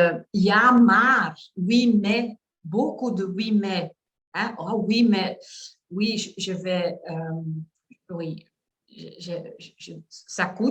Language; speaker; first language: French; non-native, learner; Dutch